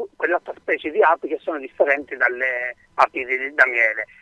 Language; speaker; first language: Italian; native; Italian